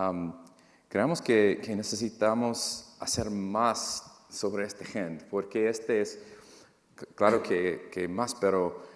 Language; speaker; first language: Spanish; non-native, fluent; English